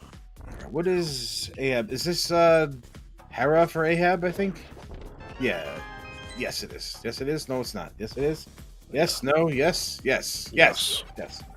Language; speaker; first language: English; native; English